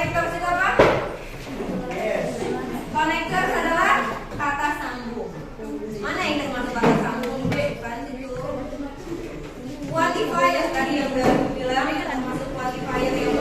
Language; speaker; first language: Indonesian; native; Indonesian